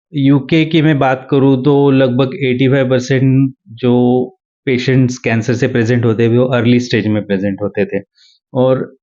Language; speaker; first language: Hindi; non-native, local second language; Marathi